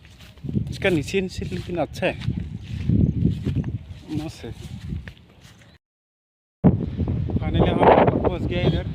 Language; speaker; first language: Hindi; non-native, local second language; Assamese